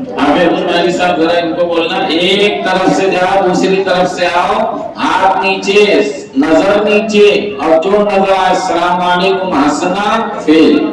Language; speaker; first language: Urdu; native; Urdu